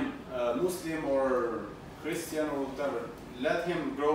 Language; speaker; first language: English; non-native, learner; Albanian